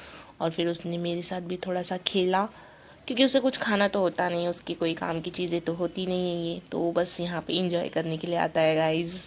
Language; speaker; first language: Hindi; native; Hindi